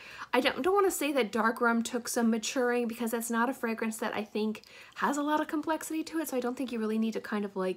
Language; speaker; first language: English; native; English